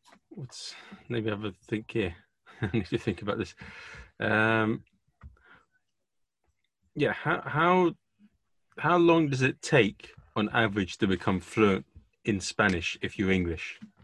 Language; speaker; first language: English; native; English